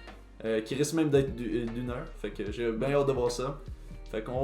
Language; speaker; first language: French; native; French